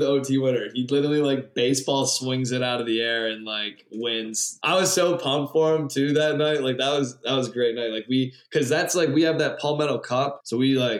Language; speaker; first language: English; native; English